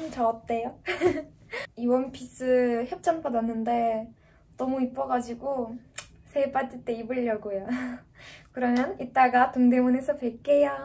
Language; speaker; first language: Korean; non-native, fluent; Russian